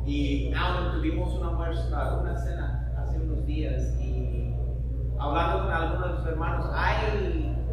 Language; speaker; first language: Spanish; non-native, fluent; English